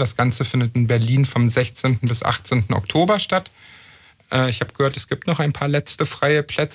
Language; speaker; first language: German; native; German